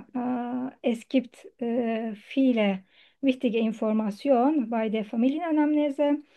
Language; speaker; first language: German; non-native, learner; Turkish